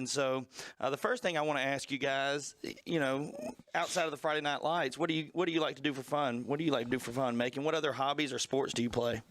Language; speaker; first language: English; native; English